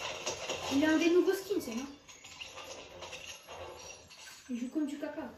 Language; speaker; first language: French; native; French